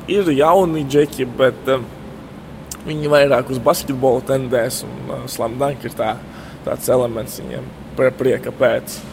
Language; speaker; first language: Latvian; native; Latvian